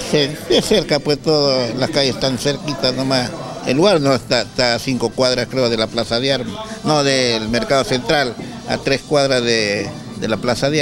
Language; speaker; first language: Spanish; native; Spanish